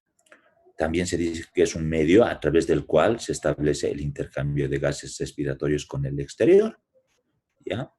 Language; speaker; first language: Spanish; native; Spanish